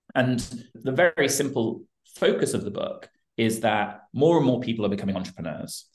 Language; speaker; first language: English; native; English